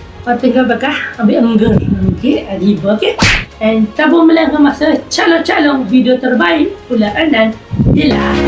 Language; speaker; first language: Malay; native; Malay